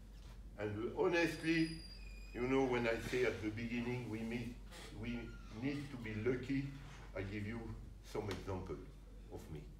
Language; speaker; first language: English; non-native, learner; French